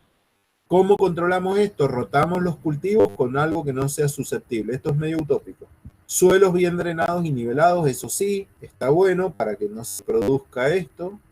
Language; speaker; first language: Spanish; native; Spanish